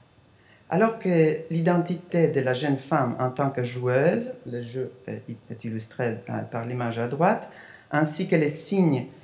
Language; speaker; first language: French; non-native, fluent; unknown